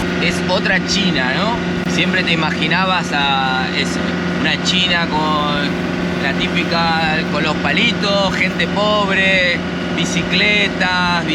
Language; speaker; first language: Spanish; native; Spanish